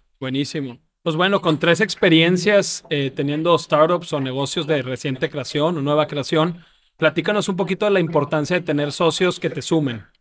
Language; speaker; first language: Spanish; native; Spanish